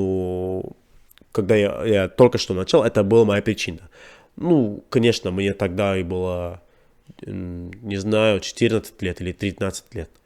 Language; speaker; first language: Russian; non-native, learner; English